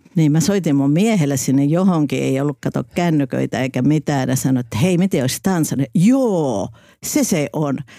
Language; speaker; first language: Finnish; native; Finnish